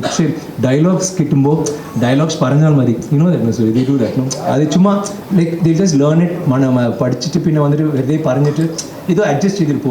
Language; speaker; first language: Malayalam; non-native, local second language; Tamil